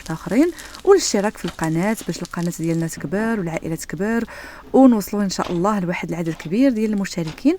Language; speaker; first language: Arabic; native; Arabic